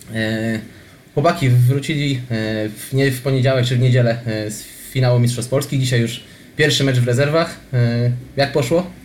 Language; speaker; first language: Polish; native; Polish